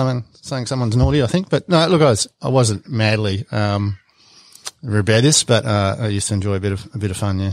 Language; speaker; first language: English; native; English